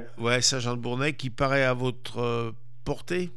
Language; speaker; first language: French; native; French